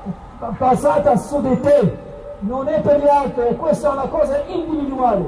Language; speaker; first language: Italian; non-native, fluent; Arabic